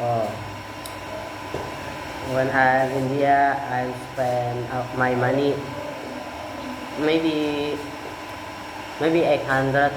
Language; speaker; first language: English; non-native, learner; Indonesian